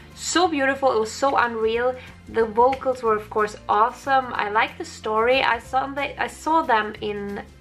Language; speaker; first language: English; non-native, fluent; Swedish